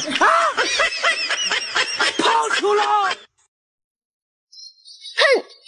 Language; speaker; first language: Chinese; native; Chinese